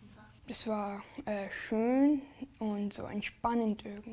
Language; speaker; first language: German; early bilingual, other home language; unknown